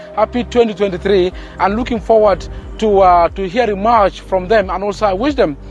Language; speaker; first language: English; non-native, fluent; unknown